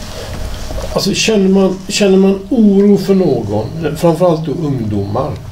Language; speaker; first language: Swedish; native; Swedish